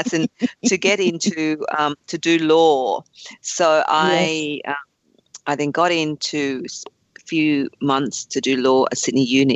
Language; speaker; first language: English; native; English